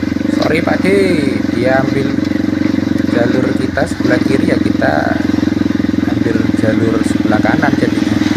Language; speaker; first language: Indonesian; native; Indonesian